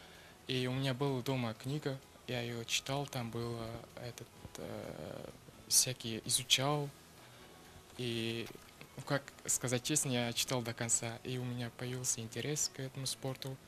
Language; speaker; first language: Russian; non-native, local second language; Kazakh